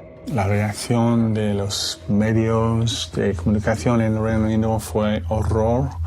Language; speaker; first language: Spanish; non-native, fluent; English